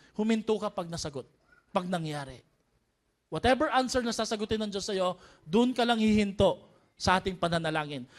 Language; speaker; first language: Filipino; native; Filipino